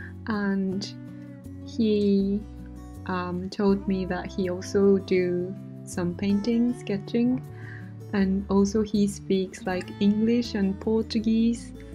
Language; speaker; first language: English; non-native, fluent; Japanese